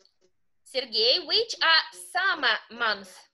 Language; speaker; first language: English; non-native, fluent; Russian